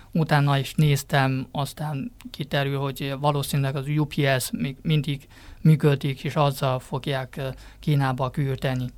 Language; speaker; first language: Hungarian; non-native, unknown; Chinese